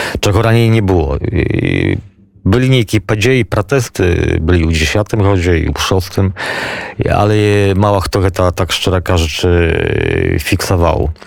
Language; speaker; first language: Polish; non-native, local second language; Belarusian